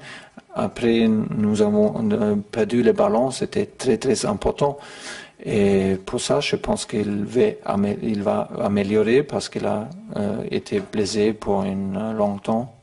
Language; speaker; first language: French; non-native, learner; German